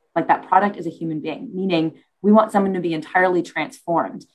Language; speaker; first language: English; native; English